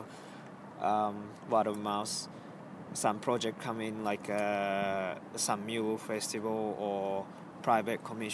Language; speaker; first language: English; non-native, fluent; Japanese